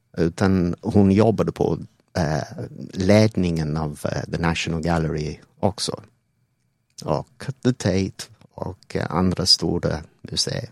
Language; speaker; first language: Swedish; non-native, fluent; English